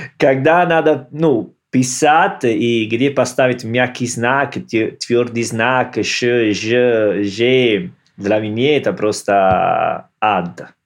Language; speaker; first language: Russian; non-native, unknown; Italian